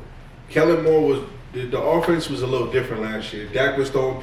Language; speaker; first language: English; native; English